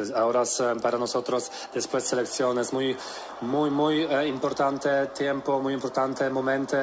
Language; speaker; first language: Spanish; non-native, learner; Polish